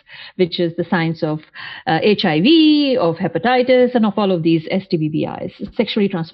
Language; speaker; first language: English; non-native, local second language; Hindi